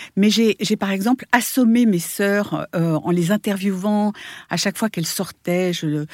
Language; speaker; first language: French; native; French